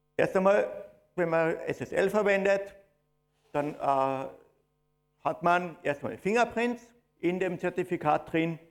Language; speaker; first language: German; native; German